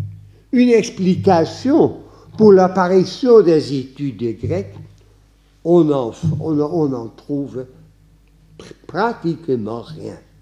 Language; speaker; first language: French; non-native, fluent; Dutch